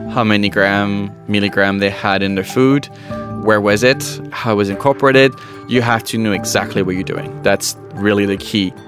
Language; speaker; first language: English; non-native, fluent; French